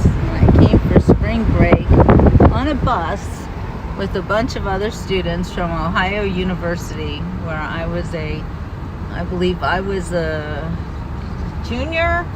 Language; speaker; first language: English; native; English